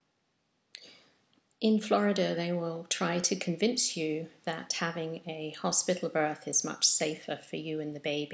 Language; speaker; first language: English; native; English